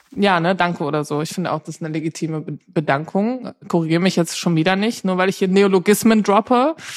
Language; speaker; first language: German; native; German